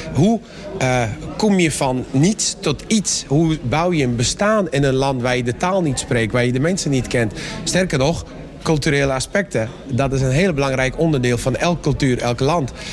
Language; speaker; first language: Dutch; early bilingual, other home language; Persian